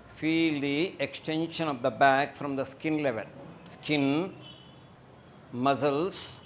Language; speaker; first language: English; non-native, local second language; Kannada